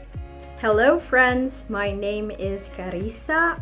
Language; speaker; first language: English; non-native, fluent; Indonesian